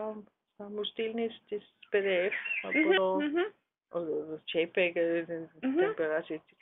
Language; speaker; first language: Greek; non-native, learner; German